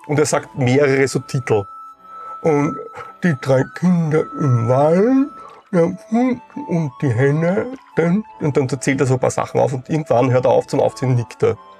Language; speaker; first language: German; native; German